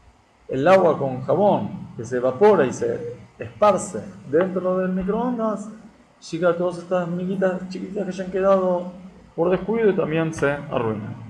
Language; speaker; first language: Spanish; native; Spanish